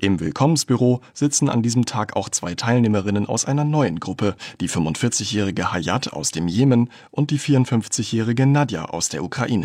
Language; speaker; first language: German; native; German